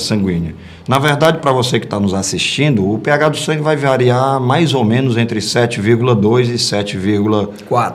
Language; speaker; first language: Portuguese; native; Portuguese